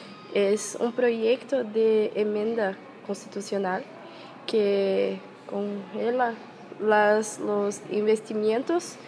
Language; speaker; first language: Spanish; non-native, fluent; Portuguese